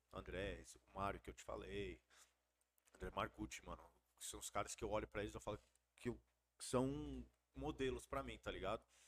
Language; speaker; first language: Portuguese; early bilingual, heritage; Portuguese